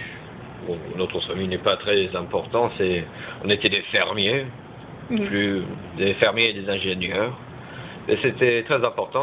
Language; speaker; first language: French; early bilingual, heritage; French